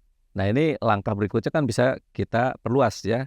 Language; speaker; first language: Indonesian; native; Indonesian